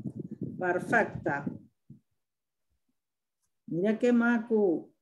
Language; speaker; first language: Catalan; non-native, fluent; Spanish